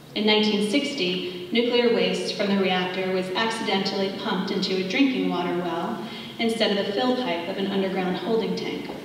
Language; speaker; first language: English; native; English